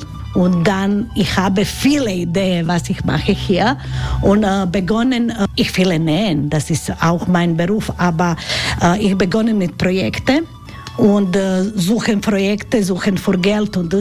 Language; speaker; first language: German; non-native, learner; Croatian